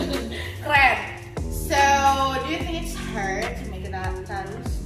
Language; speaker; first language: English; non-native, learner; Indonesian